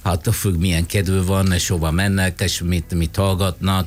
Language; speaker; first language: Hungarian; non-native, learner; Italian